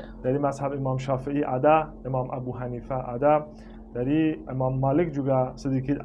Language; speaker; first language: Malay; non-native, fluent; Persian